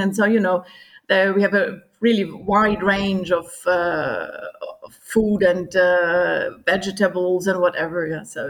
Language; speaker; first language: English; non-native, fluent; German